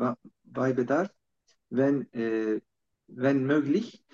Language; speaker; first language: German; non-native, learner; Turkish